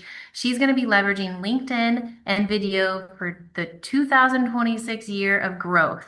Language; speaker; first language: English; native; English